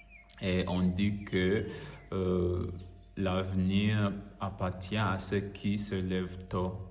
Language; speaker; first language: French; non-native, learner; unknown